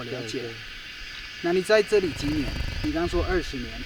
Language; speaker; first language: Chinese; non-native, fluent; English